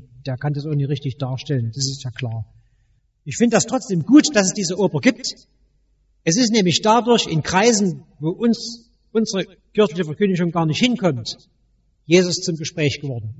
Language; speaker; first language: German; native; German